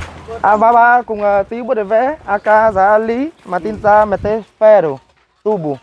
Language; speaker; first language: Portuguese; non-native, learner; Vietnamese